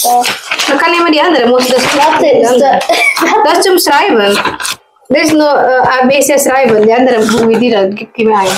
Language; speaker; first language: German; non-native, learner; Indonesian